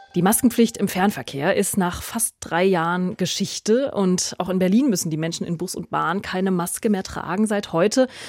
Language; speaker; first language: German; native; German